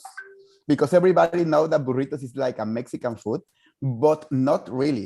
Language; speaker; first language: English; non-native, fluent; Spanish